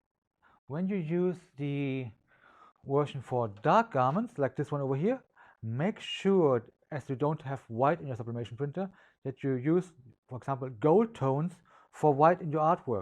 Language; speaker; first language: English; non-native, fluent; German